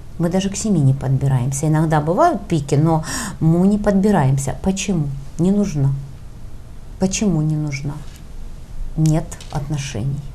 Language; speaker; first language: Russian; native; Russian